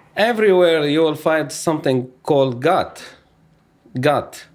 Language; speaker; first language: English; non-native, learner; Arabic